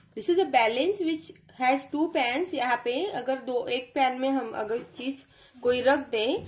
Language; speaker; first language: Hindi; non-native, local second language; Marathi